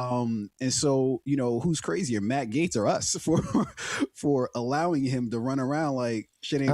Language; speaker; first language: English; native; English